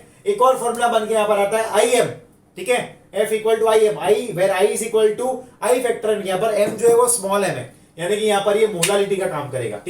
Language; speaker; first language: Hindi; non-native, local second language; Gujarati